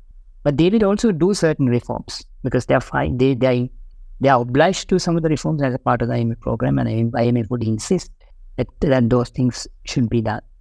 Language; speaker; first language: English; non-native, local second language; Sinhala